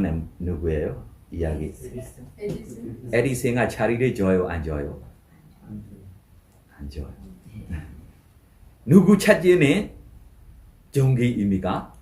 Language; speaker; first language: Korean; non-native, learner; Burmese